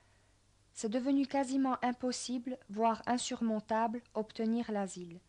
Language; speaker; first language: French; native; French